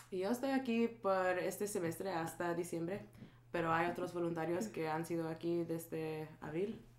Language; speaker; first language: Spanish; non-native, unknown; English